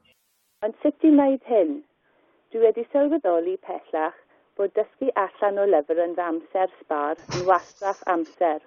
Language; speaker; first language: Welsh; non-native, learner; English